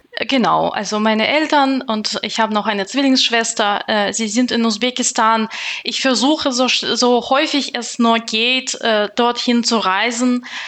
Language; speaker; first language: German; non-native, fluent; Russian